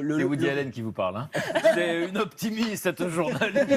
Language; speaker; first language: French; native; French